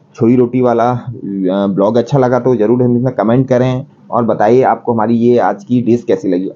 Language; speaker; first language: Hindi; non-native, local second language; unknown